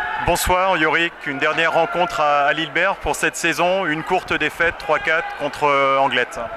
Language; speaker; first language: French; native; French